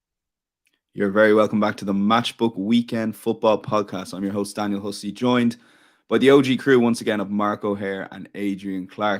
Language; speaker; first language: English; native; English